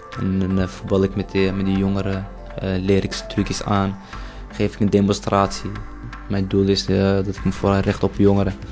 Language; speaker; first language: Dutch; early bilingual, other home language; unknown